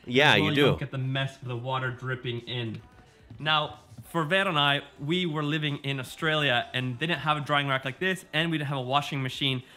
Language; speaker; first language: English; native; English